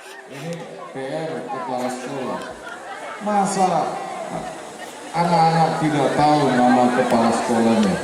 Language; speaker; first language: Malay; non-native, local second language; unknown